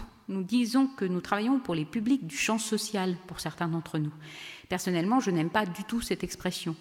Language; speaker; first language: French; native; French